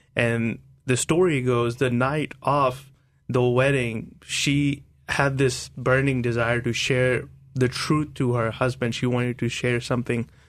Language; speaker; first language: English; non-native, local second language; Hindi